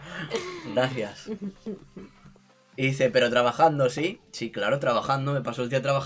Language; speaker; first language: Spanish; native; Spanish